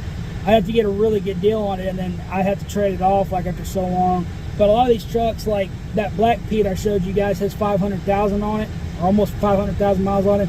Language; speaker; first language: English; native; English